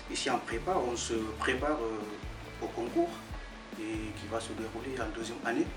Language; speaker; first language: French; non-native, local second language; Wolof